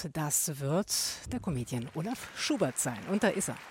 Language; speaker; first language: German; native; German